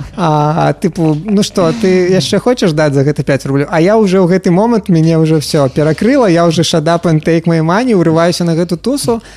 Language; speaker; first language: Belarusian; non-native, local second language; Russian